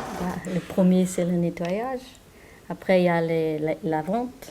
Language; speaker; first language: French; non-native, fluent; Portuguese